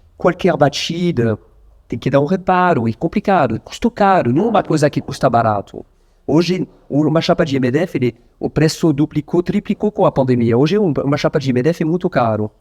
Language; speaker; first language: Portuguese; non-native, fluent; French